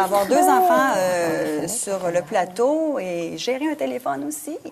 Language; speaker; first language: French; native; French